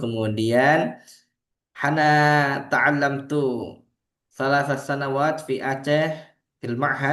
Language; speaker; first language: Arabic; non-native, fluent; Indonesian